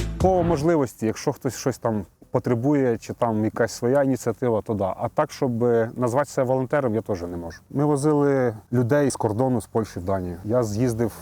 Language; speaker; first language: Ukrainian; native; Ukrainian